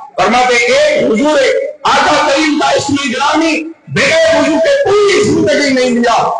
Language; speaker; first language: Urdu; non-native, local second language; Sindhi